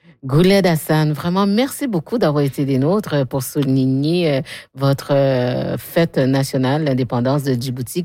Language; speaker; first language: French; native; French